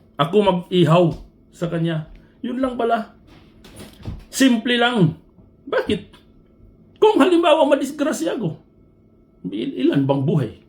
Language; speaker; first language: Filipino; non-native, local second language; Cebuano